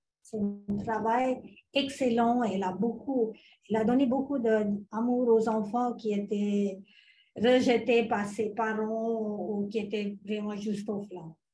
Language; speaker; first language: French; non-native, fluent; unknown